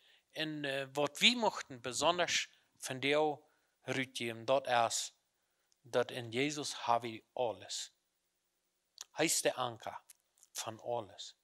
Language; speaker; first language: German; non-native, learner; Plautdietsch